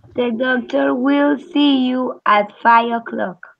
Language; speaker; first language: English; non-native, learner; Spanish